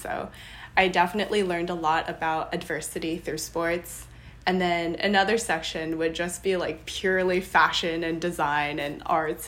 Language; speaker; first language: English; native; English